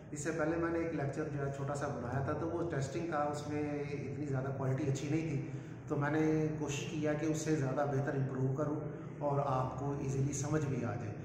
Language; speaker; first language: Urdu; non-native, local second language; Punjabi